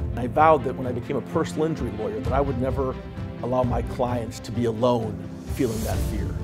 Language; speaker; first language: English; native; English